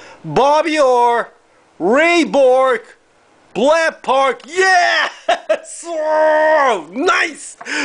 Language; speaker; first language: English; non-native, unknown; Japanese